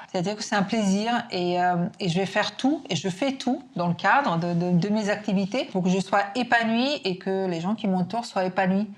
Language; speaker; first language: French; non-native, fluent; Serbian